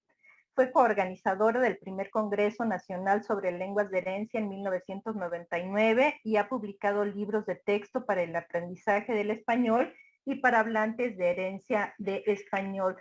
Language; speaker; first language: Spanish; native; Spanish